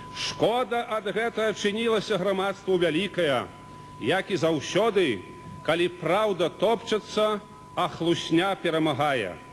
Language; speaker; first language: Belarusian; native; Belarusian